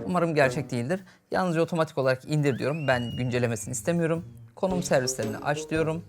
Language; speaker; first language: Turkish; native; Turkish